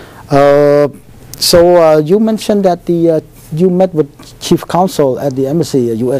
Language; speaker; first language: English; non-native, fluent; Khmer